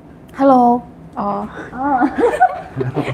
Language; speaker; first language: English; non-native, learner; Vietnamese